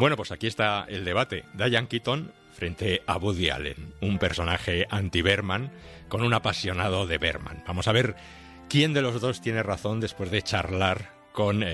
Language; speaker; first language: Spanish; native; Spanish